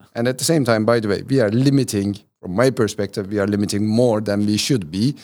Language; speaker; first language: English; non-native, fluent; Turkish